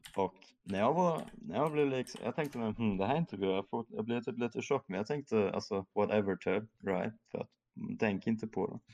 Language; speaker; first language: Swedish; early bilingual, other home language; German